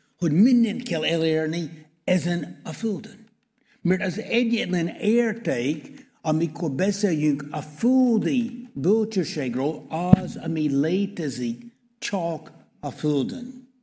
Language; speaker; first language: Hungarian; non-native, learner; English